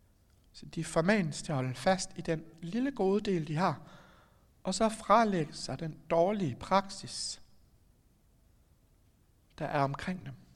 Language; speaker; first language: Danish; native; Danish